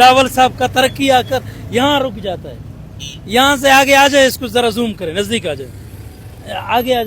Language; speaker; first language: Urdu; non-native, local second language; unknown